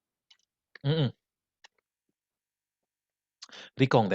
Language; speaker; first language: Japanese; non-native, fluent; Indonesian